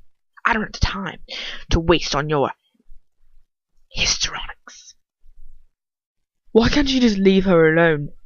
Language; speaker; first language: English; native; English